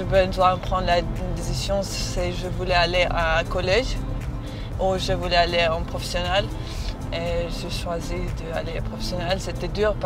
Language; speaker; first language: French; non-native, learner; Serbian